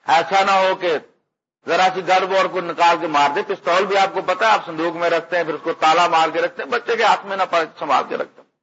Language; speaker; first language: Urdu; non-native, local second language; Punjabi